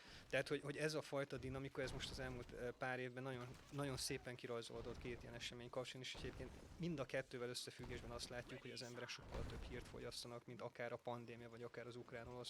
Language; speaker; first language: Hungarian; native; Hungarian